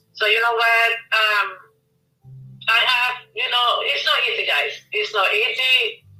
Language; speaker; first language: English; non-native, learner; Spanish